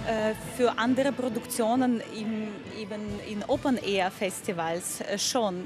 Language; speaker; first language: German; non-native, fluent; Russian